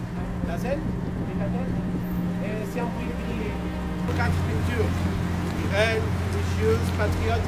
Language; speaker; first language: French; non-native, learner; Portuguese